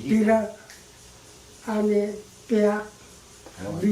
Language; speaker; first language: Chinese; non-native, local second language; Amis